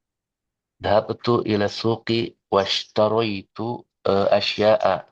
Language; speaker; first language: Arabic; non-native, learner; Indonesian